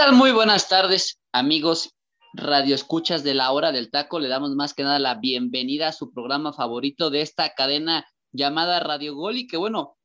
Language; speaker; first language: Spanish; native; Spanish